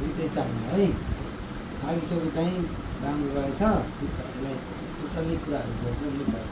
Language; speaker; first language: Korean; non-native, fluent; Nepali